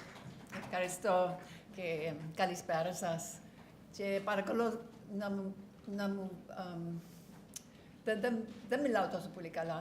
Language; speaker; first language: Greek; non-native, learner; English